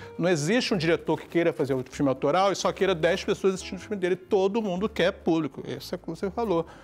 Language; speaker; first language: Portuguese; early bilingual, other home language; Chinese